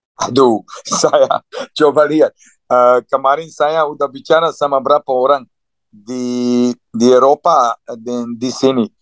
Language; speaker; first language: Indonesian; non-native, fluent; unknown